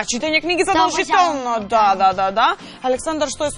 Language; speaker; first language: Macedonian; native; Macedonian